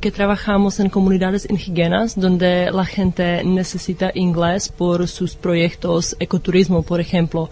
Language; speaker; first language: Spanish; non-native, learner; Czech